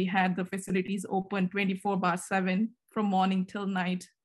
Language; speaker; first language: English; non-native, local second language; Kannada